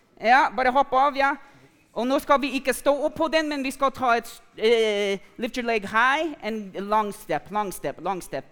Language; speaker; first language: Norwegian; non-native, fluent; English